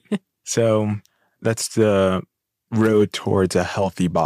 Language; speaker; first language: English; native; English